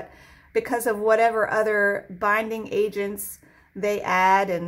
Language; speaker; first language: English; native; English